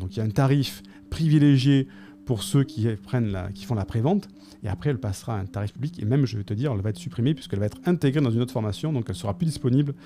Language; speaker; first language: French; native; French